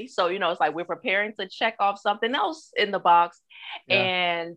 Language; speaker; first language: English; native; English